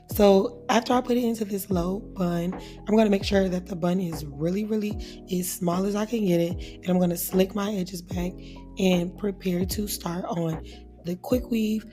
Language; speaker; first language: English; native; English